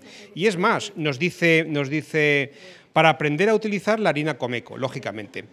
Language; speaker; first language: Spanish; native; Spanish